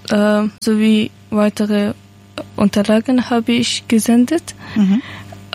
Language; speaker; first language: German; non-native, learner; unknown